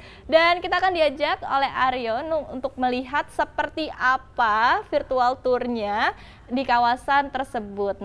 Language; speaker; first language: Indonesian; native; Indonesian